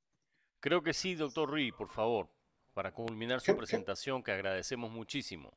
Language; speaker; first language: Spanish; native; Spanish